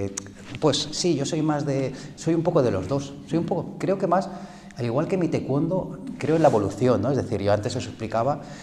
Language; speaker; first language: Spanish; early bilingual, other home language; Korean